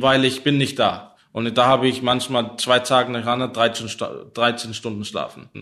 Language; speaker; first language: German; non-native, learner; Danish